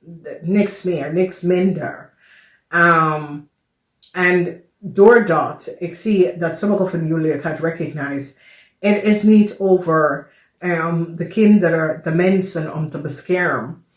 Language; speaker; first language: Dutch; non-native, learner; English